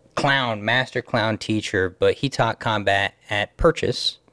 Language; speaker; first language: English; native; English